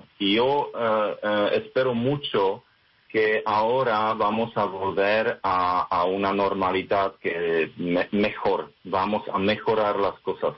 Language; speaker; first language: Spanish; non-native, fluent; Czech